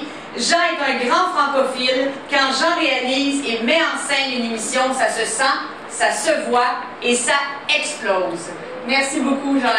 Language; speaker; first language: French; native; French